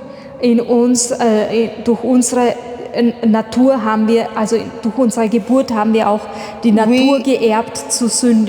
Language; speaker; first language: German; non-native, fluent; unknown